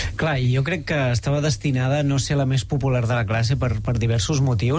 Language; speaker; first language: Catalan; native; Catalan